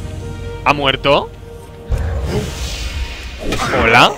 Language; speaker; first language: Spanish; native; Spanish